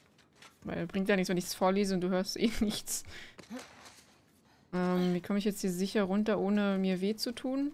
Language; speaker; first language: German; native; German